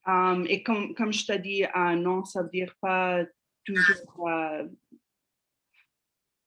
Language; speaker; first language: French; non-native, fluent; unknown